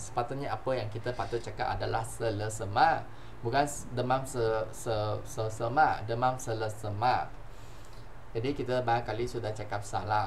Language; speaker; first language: Malay; non-native, local second language; Chinese